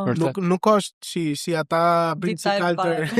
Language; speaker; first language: Albanian; non-native, learner; Spanish